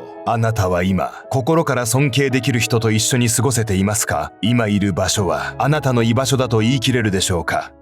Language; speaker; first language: Japanese; native; Japanese